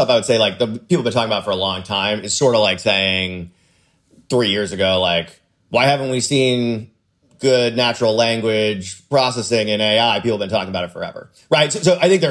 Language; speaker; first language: English; native; English